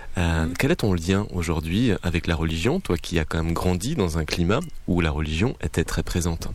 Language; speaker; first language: French; native; French